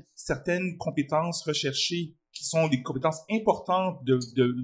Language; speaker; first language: French; early bilingual, other home language; Arabic